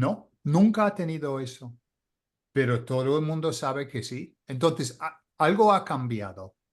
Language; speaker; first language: Spanish; non-native, fluent; English